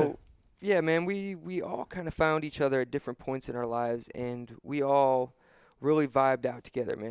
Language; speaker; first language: English; native; English